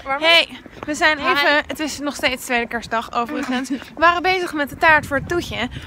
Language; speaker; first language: Dutch; native; Dutch